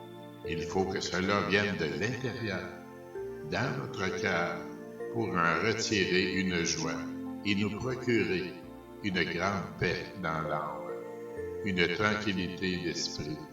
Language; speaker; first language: French; native; French